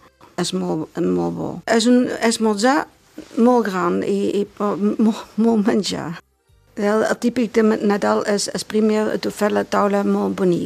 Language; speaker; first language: Catalan; non-native, learner; Dutch